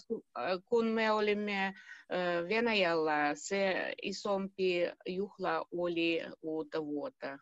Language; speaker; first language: Finnish; non-native, learner; Russian